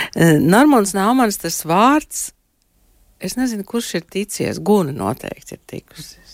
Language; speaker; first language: Latvian; native; Latvian